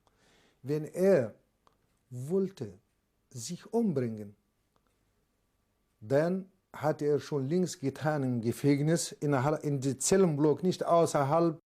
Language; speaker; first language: German; non-native, learner; Arabic